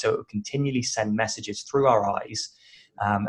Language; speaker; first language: English; native; English